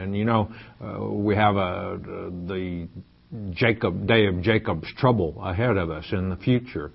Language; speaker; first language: English; native; English